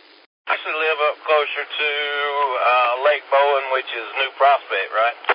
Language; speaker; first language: English; native; English